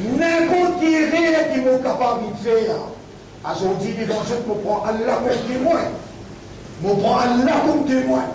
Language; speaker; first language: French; non-native, local second language; Morisyen